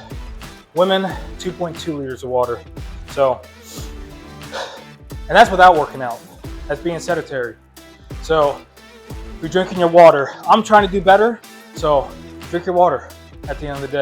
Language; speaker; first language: English; native; English